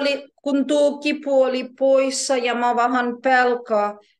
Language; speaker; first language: Finnish; non-native, learner; Ukrainian